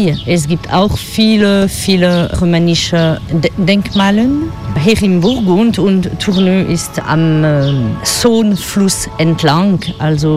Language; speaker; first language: German; non-native, fluent; French